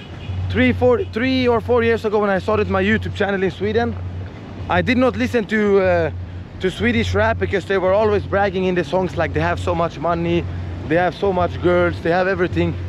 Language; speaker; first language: English; non-native, fluent; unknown